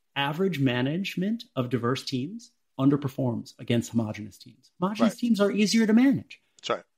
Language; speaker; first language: English; native; English